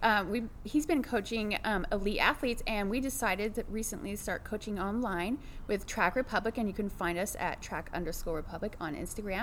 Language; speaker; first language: English; native; English